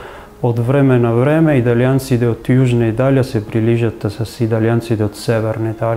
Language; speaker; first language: Bulgarian; non-native, fluent; Italian